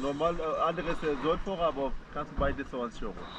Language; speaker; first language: German; non-native, learner; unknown